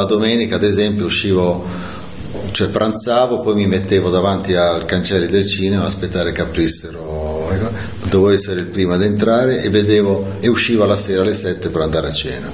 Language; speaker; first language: Italian; native; Italian